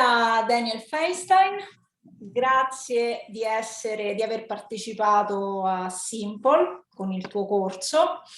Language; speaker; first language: Italian; native; Italian